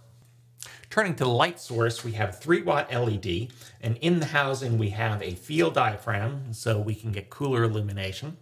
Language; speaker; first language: English; native; English